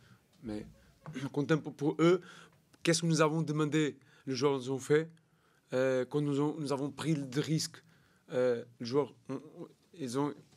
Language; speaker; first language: French; non-native, learner; Portuguese